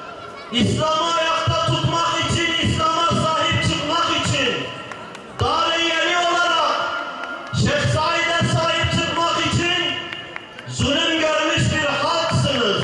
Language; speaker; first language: Turkish; non-native, local second language; Zaza